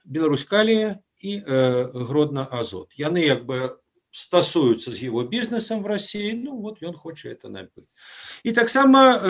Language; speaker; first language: Belarusian; native; Belarusian